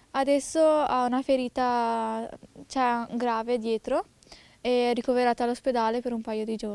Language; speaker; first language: Italian; native; Italian